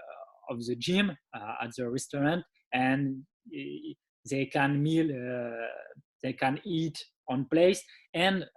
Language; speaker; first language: English; non-native, learner; French